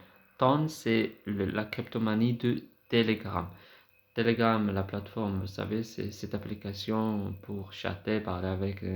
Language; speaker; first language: French; non-native, fluent; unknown